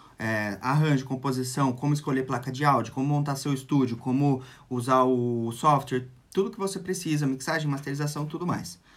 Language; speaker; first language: Portuguese; native; Portuguese